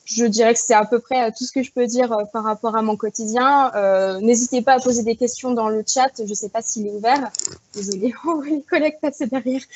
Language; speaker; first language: French; native; French